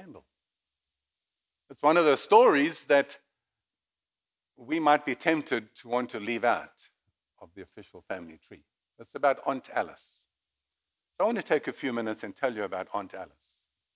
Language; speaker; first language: English; native; English